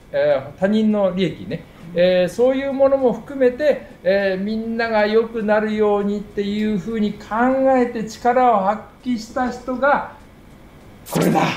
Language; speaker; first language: Japanese; native; Japanese